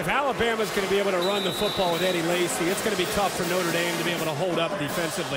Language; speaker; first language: English; native; English